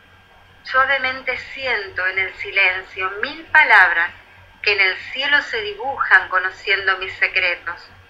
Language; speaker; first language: Spanish; native; Spanish